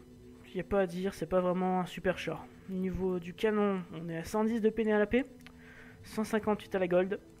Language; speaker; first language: French; native; French